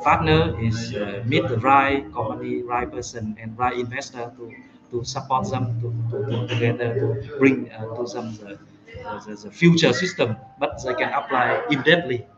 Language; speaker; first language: English; non-native, fluent; Vietnamese